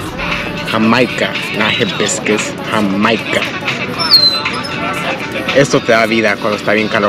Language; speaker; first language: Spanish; early bilingual, heritage; English